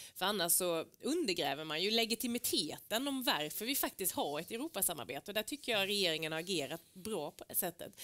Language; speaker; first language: Swedish; native; Swedish